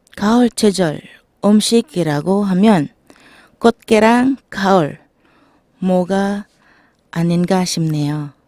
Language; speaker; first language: Korean; non-native, learner; Filipino